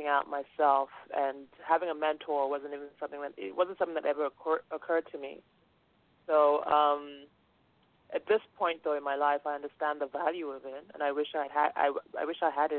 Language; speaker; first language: English; non-native, local second language; Yoruba